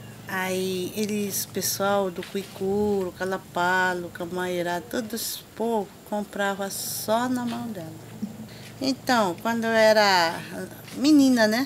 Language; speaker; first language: Portuguese; non-native, local second language; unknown